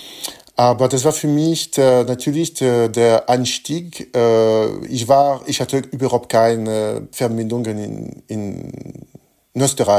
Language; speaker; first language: German; non-native, fluent; French